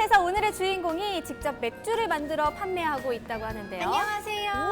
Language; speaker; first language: Korean; native; Korean